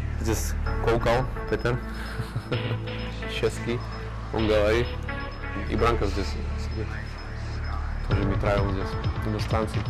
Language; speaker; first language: Russian; non-native, learner; Slovak